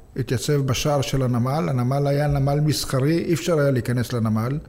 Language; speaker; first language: Hebrew; native; Hebrew